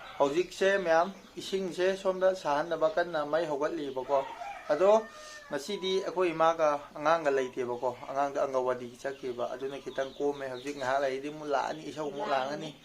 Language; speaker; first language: Manipuri; non-native, local second language; Rongmei Naga